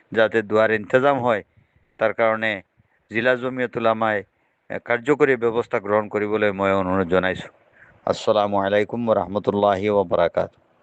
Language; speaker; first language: Assamese; non-native, local second language; Bangla